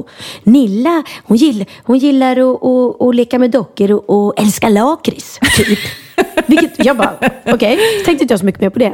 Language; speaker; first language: Swedish; native; Swedish